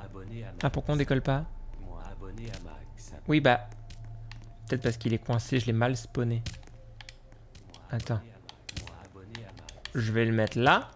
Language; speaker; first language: French; native; French